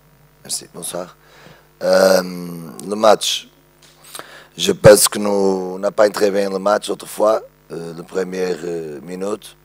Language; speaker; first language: French; non-native, learner; Portuguese